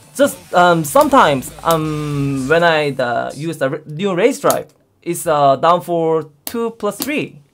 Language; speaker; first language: English; non-native, learner; Korean